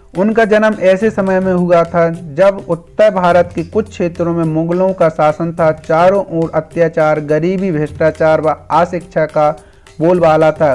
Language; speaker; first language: Hindi; native; Hindi